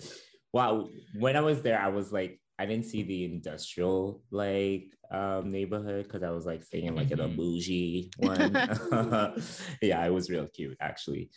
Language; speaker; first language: English; non-native, fluent; French